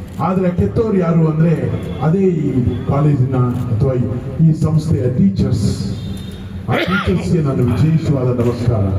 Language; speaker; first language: Kannada; native; Kannada